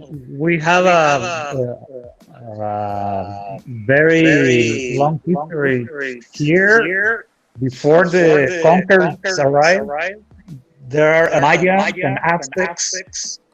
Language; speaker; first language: English; non-native, fluent; Spanish